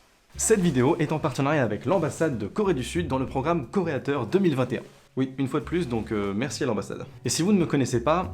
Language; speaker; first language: French; native; French